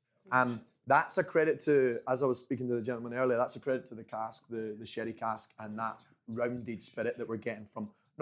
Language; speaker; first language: English; native; English